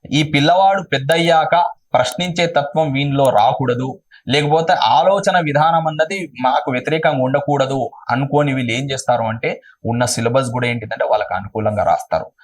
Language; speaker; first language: Telugu; non-native, local second language; Urdu